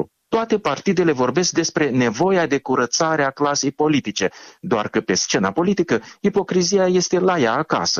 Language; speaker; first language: Romanian; native; Romanian